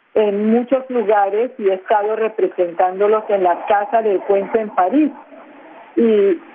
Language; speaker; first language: Spanish; non-native, local second language; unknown